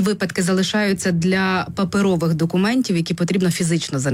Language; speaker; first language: Ukrainian; native; Ukrainian